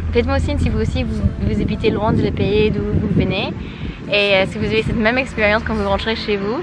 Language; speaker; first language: French; non-native, fluent; English